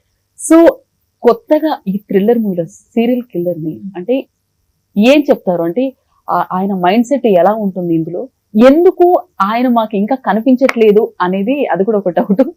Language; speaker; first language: Telugu; native; Telugu